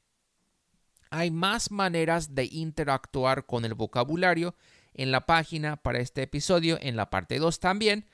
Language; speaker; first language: Spanish; non-native, fluent; English